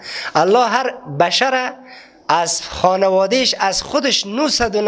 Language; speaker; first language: Persian; native; Persian